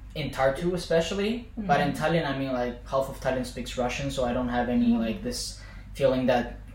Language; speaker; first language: English; non-native, fluent; Azerbaijani